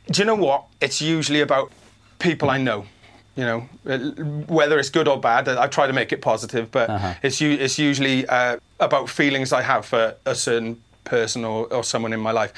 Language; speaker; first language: English; native; English